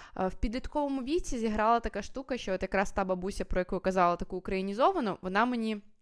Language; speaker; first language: Ukrainian; native; Ukrainian